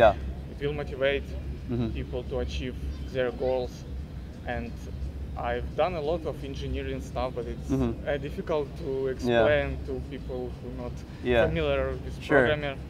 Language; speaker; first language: English; non-native, learner; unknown